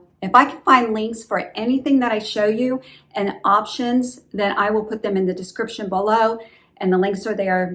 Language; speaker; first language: English; native; English